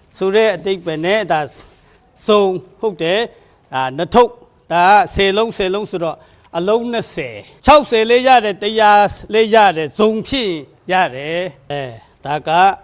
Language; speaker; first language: Burmese; non-native, local second language; Kachin